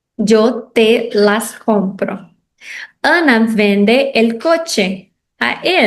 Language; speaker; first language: Spanish; non-native, fluent; Portuguese